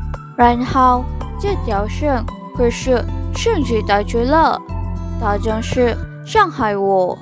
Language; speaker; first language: Chinese; non-native, learner; Malay